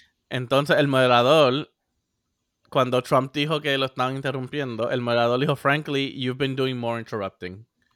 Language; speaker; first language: Spanish; native; Spanish